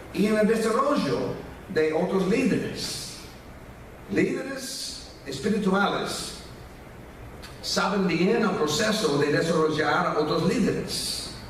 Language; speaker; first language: Spanish; non-native, fluent; English